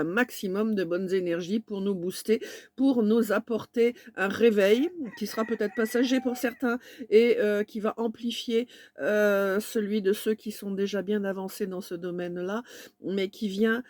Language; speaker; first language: French; native; French